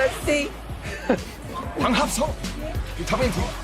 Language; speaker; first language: Korean; native; Korean